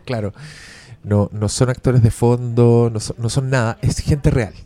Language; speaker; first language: Spanish; native; Spanish